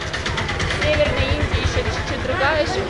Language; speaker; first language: Russian; native; Russian